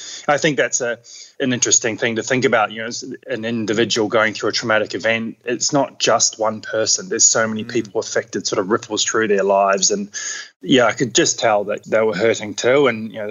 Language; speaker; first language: English; native; English